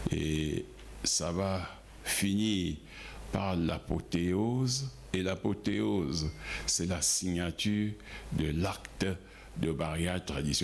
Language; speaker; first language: French; non-native, local second language; Ghomala